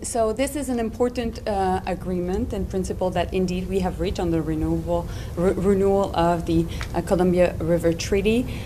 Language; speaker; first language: English; non-native, local second language; French